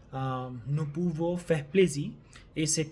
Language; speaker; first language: French; non-native, learner; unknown